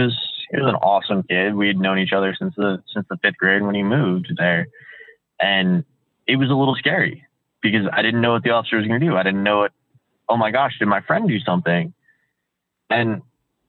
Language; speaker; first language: English; native; English